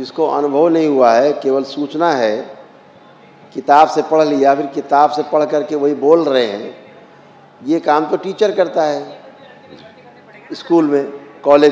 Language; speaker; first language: Hindi; native; Hindi